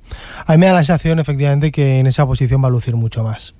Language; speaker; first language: Spanish; native; Spanish